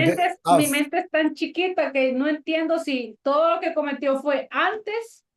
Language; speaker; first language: Spanish; native; Spanish